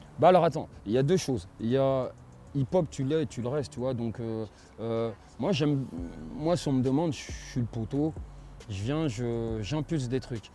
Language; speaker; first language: French; native; French